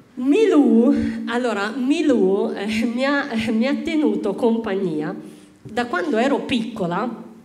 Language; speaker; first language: Italian; native; Italian